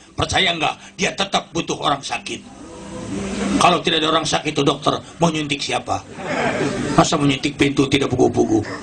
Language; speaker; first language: Indonesian; non-native, local second language; Sundanese